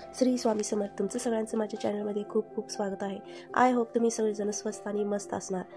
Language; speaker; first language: Marathi; early bilingual, heritage; Marathi